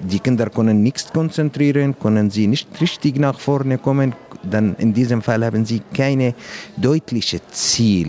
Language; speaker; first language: German; non-native, learner; Arabic